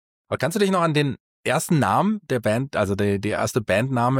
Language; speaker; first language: German; native; German